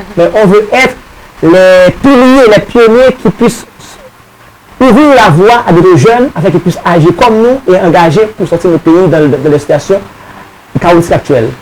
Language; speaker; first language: French; non-native, local second language; Haitian Creole